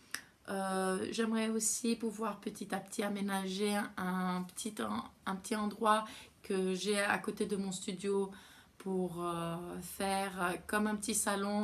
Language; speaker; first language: French; non-native, fluent; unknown